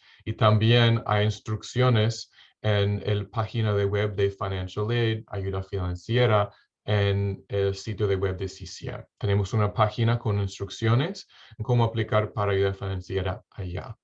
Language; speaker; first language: Spanish; non-native, fluent; English